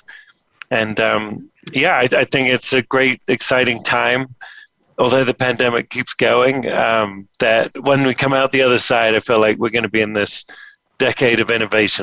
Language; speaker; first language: English; native; English